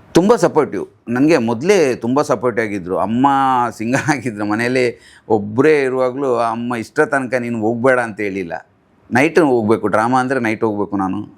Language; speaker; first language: Kannada; non-native, local second language; Tulu